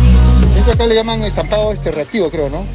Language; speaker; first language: Spanish; native; Spanish